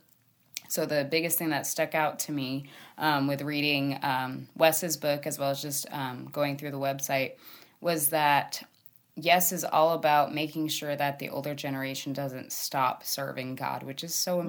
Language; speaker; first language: English; native; English